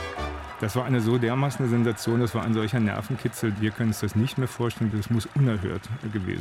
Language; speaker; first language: German; native; German